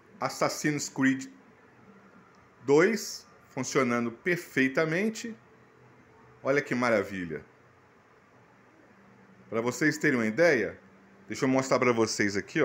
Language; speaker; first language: Portuguese; native; Portuguese